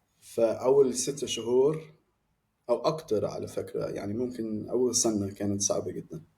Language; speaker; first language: Egyptian Arabic; non-native, fluent; English